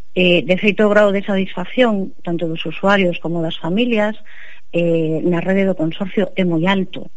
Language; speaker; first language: Galician; non-native, local second language; Spanish